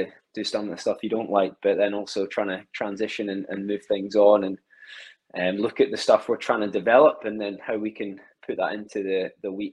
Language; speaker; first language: English; native; English